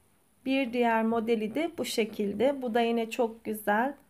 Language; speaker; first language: Turkish; native; Turkish